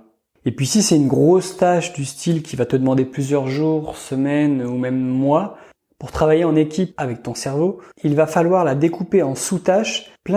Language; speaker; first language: French; native; French